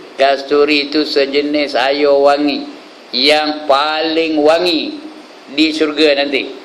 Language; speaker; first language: Malay; native; Malay